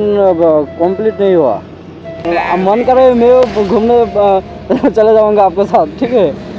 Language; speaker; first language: Hindi; non-native, local second language; Bangla